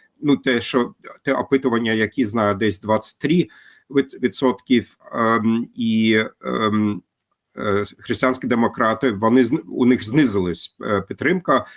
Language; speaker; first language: Ukrainian; non-native, fluent; German